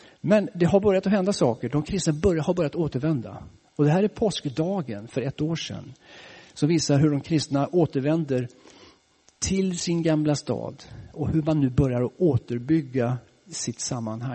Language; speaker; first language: Swedish; native; Swedish